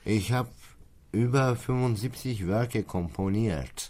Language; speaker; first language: German; non-native, fluent; Turkish